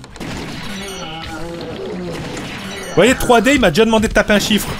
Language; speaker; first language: French; native; French